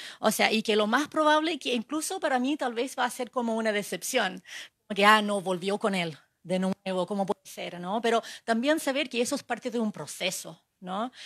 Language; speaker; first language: Spanish; non-native, fluent; English